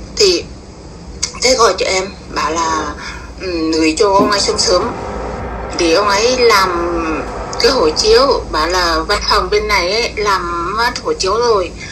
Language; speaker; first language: Vietnamese; non-native, local second language; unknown